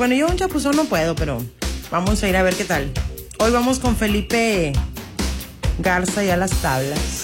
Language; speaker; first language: Spanish; native; Spanish